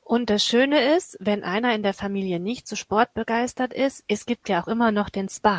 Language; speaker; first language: German; native; German